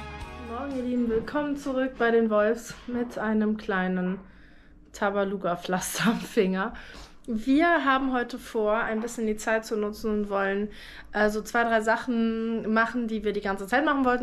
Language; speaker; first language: German; native; German